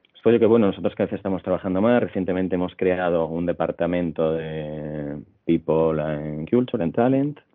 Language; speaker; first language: Spanish; native; Spanish